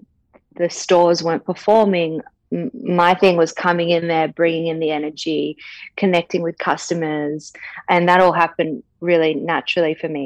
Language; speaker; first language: English; native; English